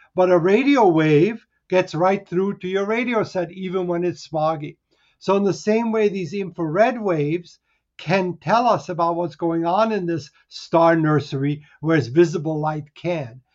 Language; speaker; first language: English; early bilingual, other home language; Hungarian